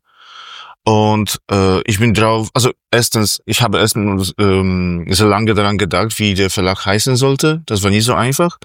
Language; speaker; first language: German; non-native, fluent; Polish